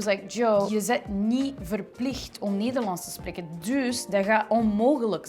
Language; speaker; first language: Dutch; non-native, learner; English